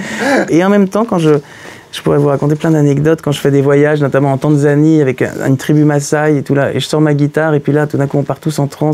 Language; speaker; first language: French; native; French